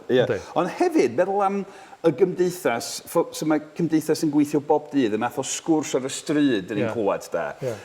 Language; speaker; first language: Welsh; non-native, fluent; English